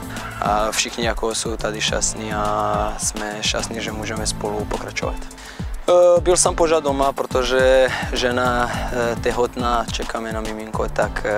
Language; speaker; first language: Czech; non-native, fluent; Serbian